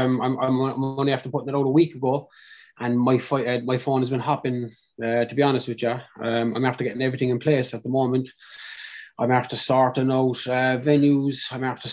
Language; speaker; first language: English; native; English